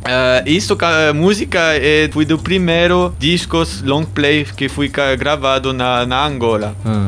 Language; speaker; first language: Portuguese; non-native, learner; German